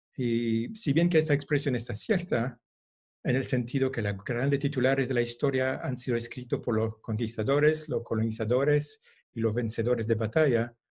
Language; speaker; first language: Spanish; non-native, fluent; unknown